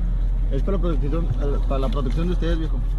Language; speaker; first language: Spanish; native; Spanish